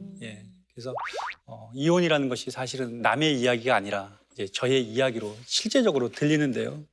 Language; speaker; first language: Korean; native; Korean